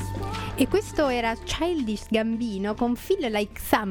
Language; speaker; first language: Italian; native; Italian